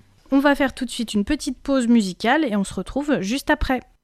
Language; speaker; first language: French; native; French